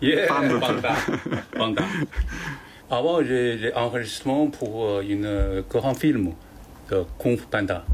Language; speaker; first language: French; non-native, learner; Chinese